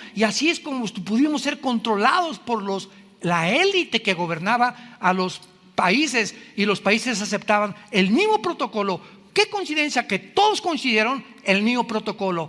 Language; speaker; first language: Spanish; native; Spanish